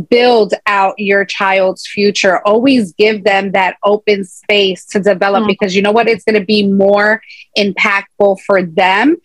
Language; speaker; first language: English; native; English